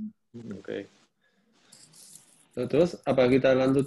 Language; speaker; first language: Indonesian; non-native, fluent; German